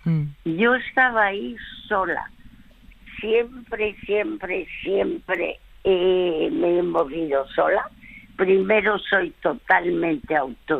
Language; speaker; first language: Spanish; early bilingual, other home language; French